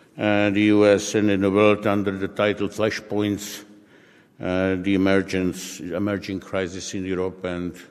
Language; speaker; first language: English; non-native, fluent; Czech